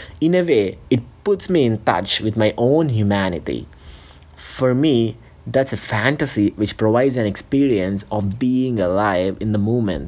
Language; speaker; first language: English; non-native, local second language; Telugu